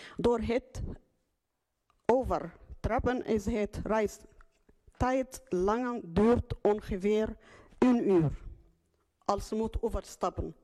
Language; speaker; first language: Dutch; non-native, learner; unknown